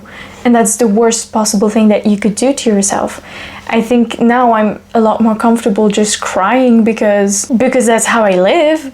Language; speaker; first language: English; non-native, fluent; French